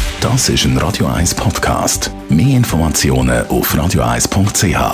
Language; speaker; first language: German; native; German